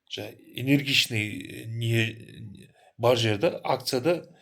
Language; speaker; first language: Russian; non-native, local second language; Kazakh